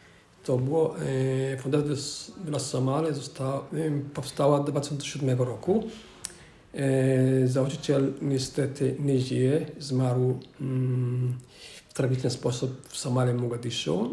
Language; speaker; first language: Polish; non-native, fluent; Somali